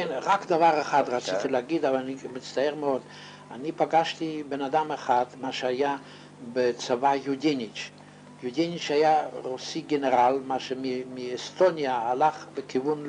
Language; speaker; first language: Hebrew; non-native, fluent; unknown